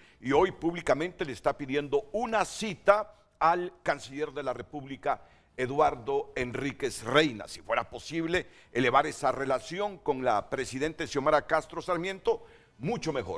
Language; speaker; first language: Spanish; native; Spanish